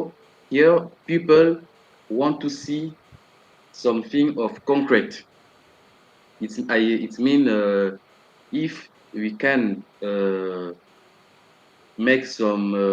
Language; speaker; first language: English; non-native, learner; French